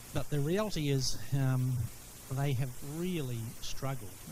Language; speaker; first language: English; native; English